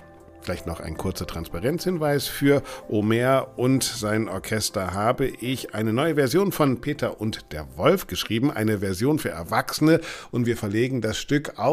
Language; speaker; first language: German; native; German